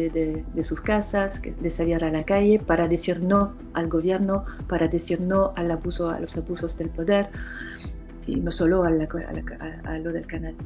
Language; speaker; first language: Spanish; non-native, fluent; French